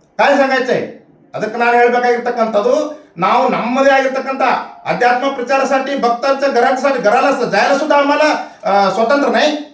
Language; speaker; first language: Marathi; non-native, local second language; Kannada